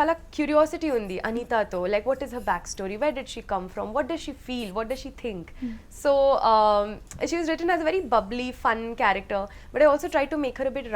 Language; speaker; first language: Telugu; non-native, local second language; Hindi